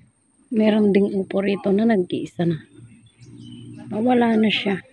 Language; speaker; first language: Filipino; non-native, local second language; Iloko